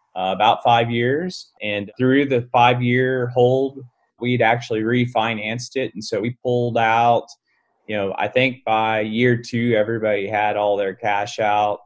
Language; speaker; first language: English; native; English